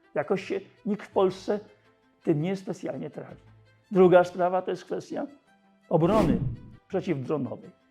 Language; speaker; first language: Polish; native; Polish